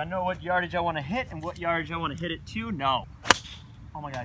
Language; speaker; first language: English; native; English